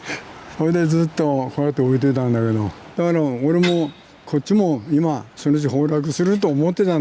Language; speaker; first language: Japanese; native; Japanese